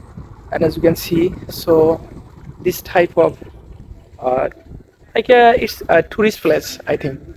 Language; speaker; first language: English; non-native, learner; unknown